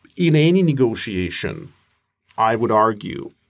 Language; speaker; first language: English; non-native, fluent; Russian